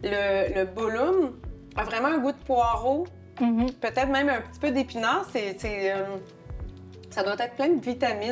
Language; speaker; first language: French; native; French